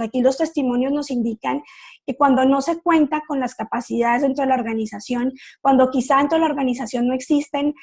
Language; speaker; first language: Spanish; native; Spanish